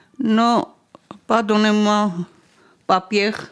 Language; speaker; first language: French; non-native, learner; Armenian